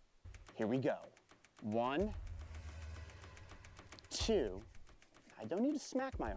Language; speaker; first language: English; native; English